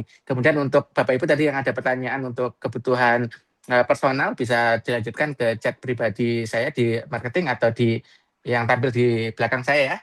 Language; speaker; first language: Indonesian; native; Indonesian